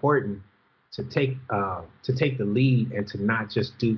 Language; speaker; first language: English; native; English